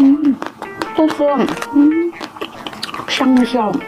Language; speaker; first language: Chinese; non-native, learner; Korean